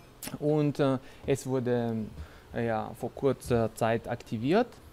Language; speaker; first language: German; non-native, fluent; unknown